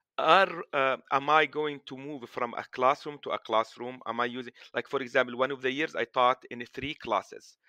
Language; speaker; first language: English; non-native, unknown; Arabic